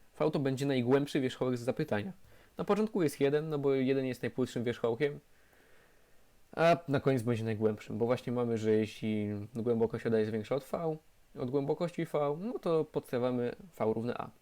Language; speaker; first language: Polish; native; Polish